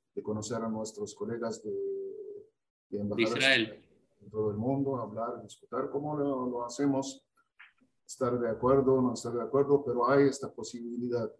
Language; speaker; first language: Spanish; non-native, fluent; Arabic